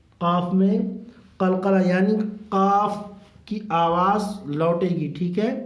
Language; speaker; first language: Urdu; native; Urdu